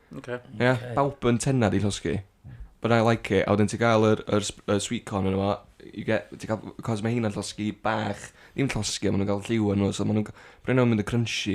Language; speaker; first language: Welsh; native; Welsh